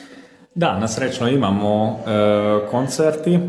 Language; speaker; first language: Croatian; non-native, local second language; Hungarian